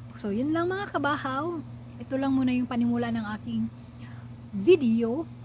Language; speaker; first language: Filipino; non-native, local second language; Cebuano